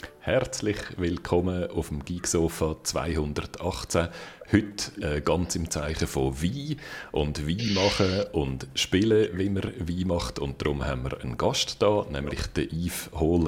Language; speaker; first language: German; native; German